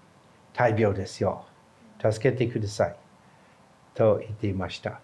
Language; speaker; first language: Japanese; non-native, fluent; English